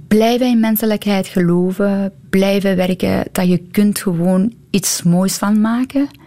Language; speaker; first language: Dutch; non-native, fluent; Persian